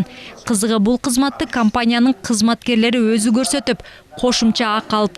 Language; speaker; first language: Kyrgyz; native; Kyrgyz